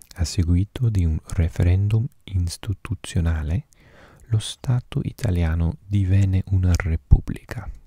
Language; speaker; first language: Italian; non-native, learner; Welsh